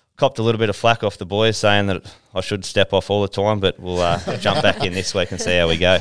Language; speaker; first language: English; native; English